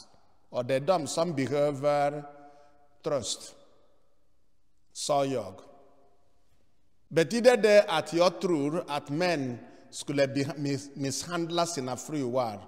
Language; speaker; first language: Swedish; non-native, fluent; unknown